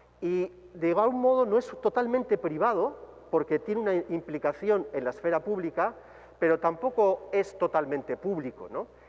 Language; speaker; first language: Spanish; native; Spanish